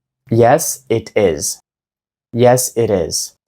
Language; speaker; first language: English; non-native, fluent; Ukrainian